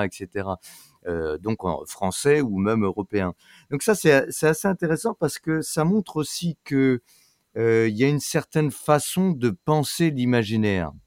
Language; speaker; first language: French; native; French